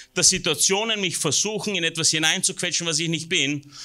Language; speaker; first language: German; native; German